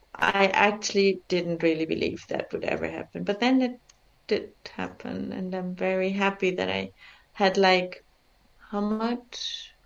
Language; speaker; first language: English; early bilingual, other home language; German